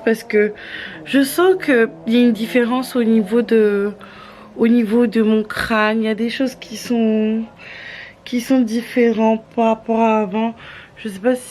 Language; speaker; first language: French; native; French